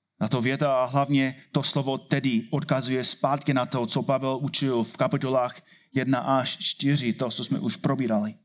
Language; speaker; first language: Czech; non-native, fluent; English